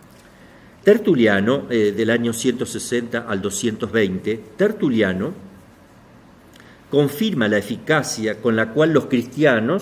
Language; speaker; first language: Spanish; native; Spanish